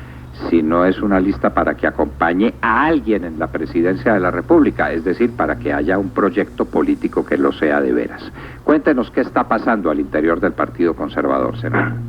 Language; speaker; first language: Spanish; native; Spanish